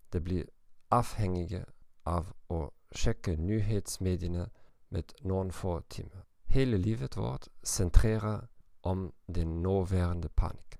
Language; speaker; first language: Norwegian; non-native, learner; German